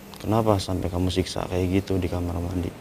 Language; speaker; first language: Indonesian; native; Indonesian